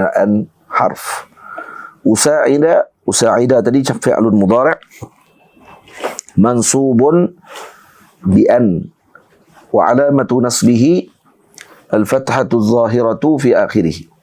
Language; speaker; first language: Arabic; non-native, fluent; Malay